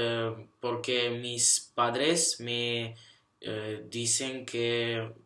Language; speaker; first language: Spanish; non-native, learner; Russian